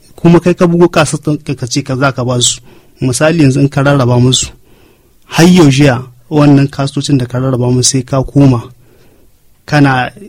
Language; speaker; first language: Hausa; native; Hausa